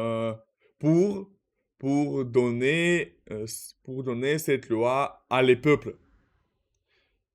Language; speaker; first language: French; non-native, learner; Russian